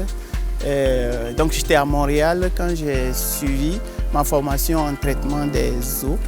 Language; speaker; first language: French; non-native, local second language; Ewe